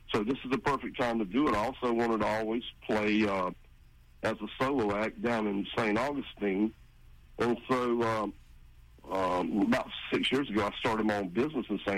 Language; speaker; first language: English; native; English